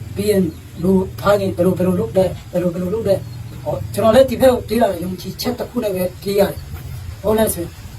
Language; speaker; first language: Burmese; non-native, local second language; Tedim Chin